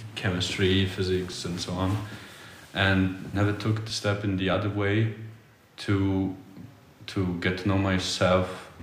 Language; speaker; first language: English; early bilingual, other home language; Polish